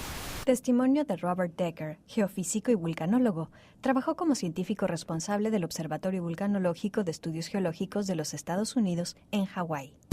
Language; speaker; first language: Spanish; native; Spanish